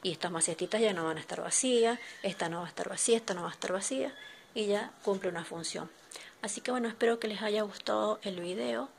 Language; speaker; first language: Spanish; native; Spanish